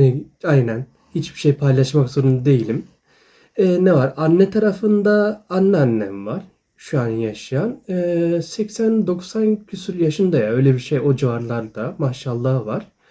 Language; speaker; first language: Turkish; early bilingual, other home language; Japanese